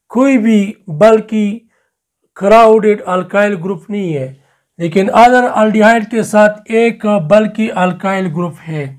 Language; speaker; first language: Urdu; non-native, local second language; Pashto